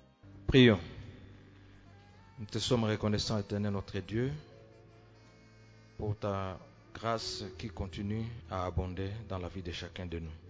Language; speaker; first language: French; non-native, local second language; Swahili